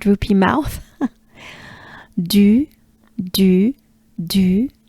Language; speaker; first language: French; native; French